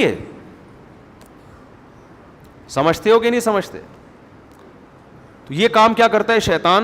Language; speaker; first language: Urdu; native; Urdu